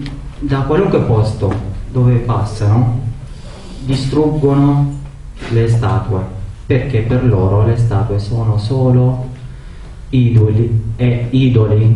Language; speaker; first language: Italian; non-native, learner; Arabic